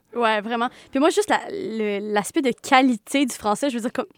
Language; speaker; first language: French; native; French